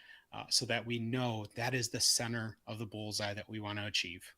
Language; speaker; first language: English; native; English